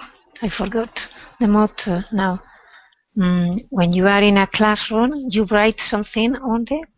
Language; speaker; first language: English; non-native, learner; Spanish